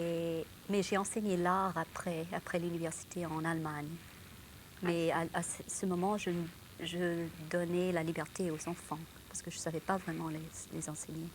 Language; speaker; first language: French; non-native, local second language; English